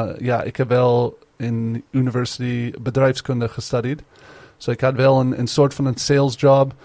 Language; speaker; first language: Dutch; non-native, learner; English